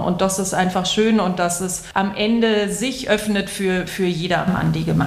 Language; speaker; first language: German; native; German